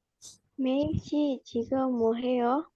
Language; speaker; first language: Korean; non-native, learner; Indonesian